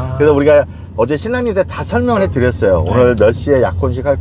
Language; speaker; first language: Korean; native; Korean